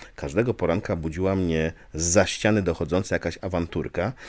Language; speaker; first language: Polish; native; Polish